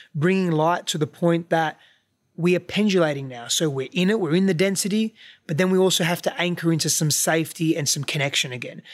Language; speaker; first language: English; native; English